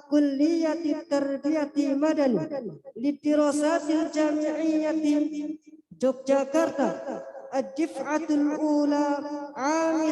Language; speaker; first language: Arabic; non-native, fluent; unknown